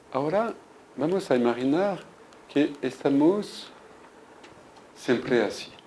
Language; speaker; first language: Spanish; non-native, fluent; French